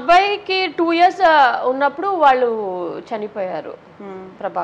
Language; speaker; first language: Telugu; non-native, fluent; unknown